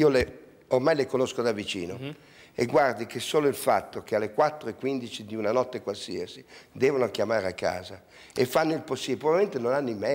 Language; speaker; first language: Italian; native; Italian